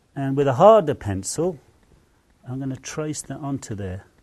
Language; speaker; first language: English; native; English